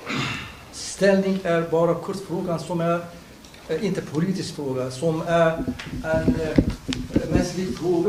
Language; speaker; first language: Swedish; non-native, fluent; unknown